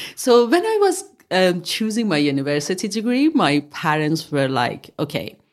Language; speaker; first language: English; non-native, fluent; Persian